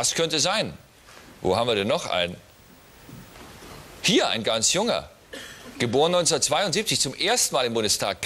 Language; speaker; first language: German; native; German